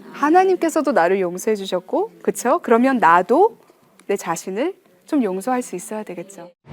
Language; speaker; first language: Korean; early bilingual, heritage; Korean